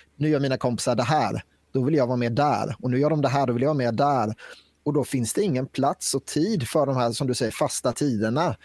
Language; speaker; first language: Swedish; native; Swedish